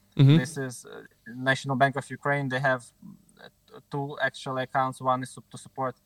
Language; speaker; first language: English; non-native, fluent; Ukrainian